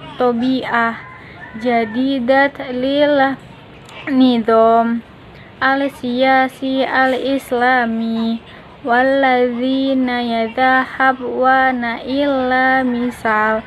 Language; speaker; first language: Arabic; non-native, learner; Indonesian